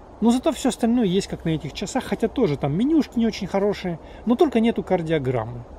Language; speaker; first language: Russian; native; Russian